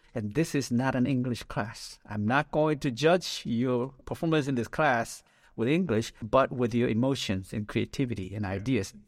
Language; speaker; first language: English; non-native, fluent; Korean